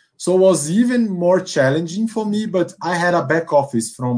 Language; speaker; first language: English; non-native, fluent; Portuguese